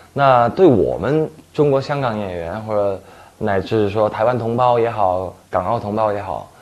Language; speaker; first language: Chinese; non-native, local second language; Min Nan Chinese